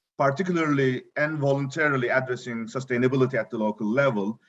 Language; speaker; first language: English; non-native, fluent; Turkish